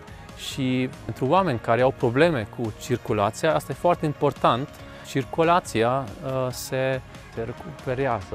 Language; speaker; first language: Romanian; non-native, local second language; Hungarian